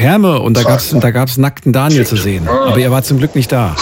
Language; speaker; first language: German; native; German